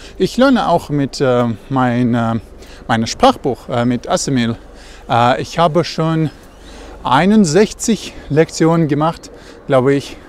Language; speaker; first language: German; non-native, learner; Russian